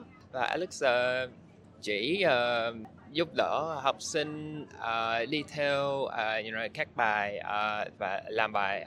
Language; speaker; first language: Vietnamese; non-native, learner; English